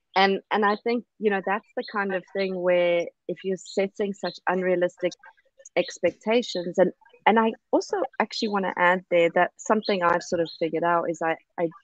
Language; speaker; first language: English; native; English